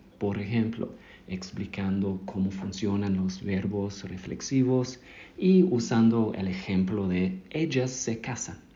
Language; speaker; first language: Spanish; native; Spanish